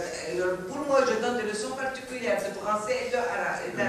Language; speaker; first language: French; non-native, fluent; Arabic